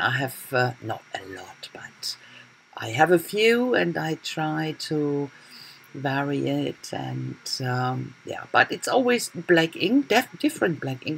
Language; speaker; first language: English; non-native, fluent; German